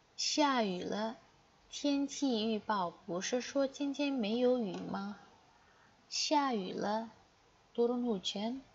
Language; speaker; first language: Chinese; non-native, fluent; Indonesian